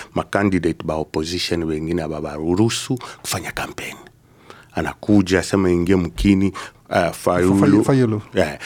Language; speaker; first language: Swahili; native; Swahili